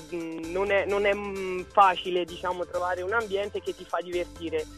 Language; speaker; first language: Italian; early bilingual, other home language; French